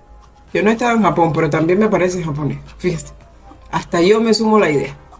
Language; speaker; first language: Spanish; native; Spanish